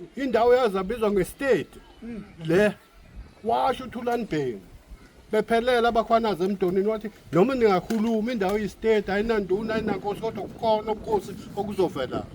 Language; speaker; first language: Zulu; native; Zulu